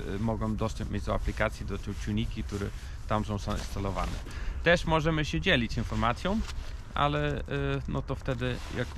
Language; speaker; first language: Polish; non-native, learner; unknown